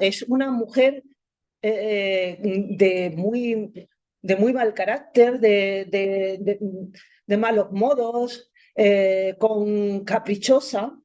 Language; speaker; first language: Spanish; native; Spanish